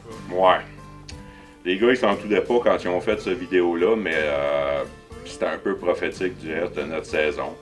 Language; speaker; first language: French; native; French